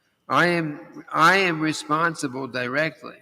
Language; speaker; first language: English; native; English